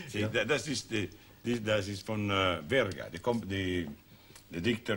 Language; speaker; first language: German; non-native, learner; Italian